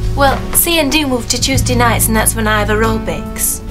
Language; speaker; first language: English; native; English